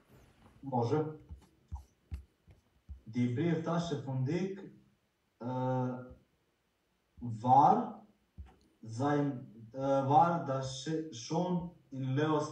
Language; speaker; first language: German; non-native, learner; Bosnian